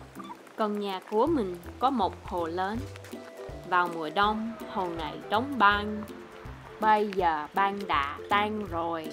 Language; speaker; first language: Vietnamese; non-native, learner; English